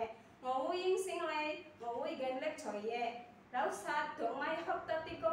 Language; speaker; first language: Cantonese; non-native, learner; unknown